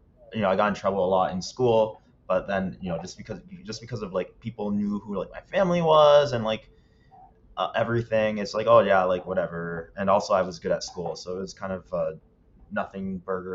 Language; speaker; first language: English; native; English